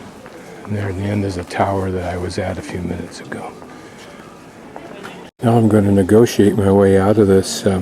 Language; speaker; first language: English; native; English